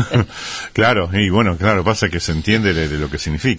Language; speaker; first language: Spanish; native; Spanish